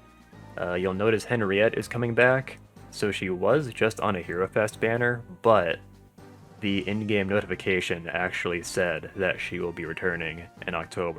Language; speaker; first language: English; native; English